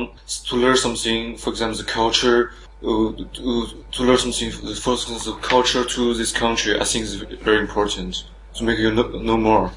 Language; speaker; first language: English; non-native, learner; Chinese